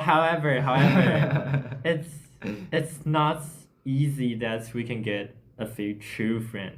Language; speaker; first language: English; non-native, learner; Chinese